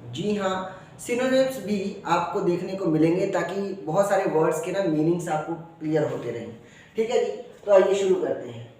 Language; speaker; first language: Hindi; non-native, local second language; Punjabi